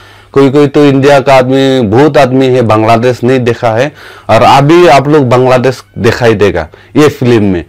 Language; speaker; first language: Hindi; non-native, local second language; Khasi